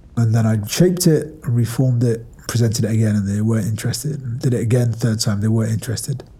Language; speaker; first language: English; native; English